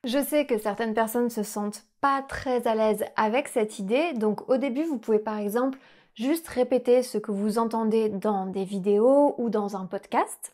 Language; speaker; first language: French; native; French